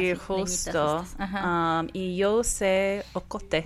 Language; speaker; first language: Spanish; non-native, fluent; English